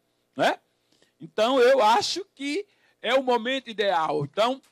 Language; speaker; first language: Portuguese; native; Portuguese